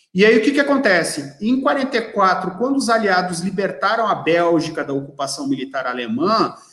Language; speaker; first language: Portuguese; native; Portuguese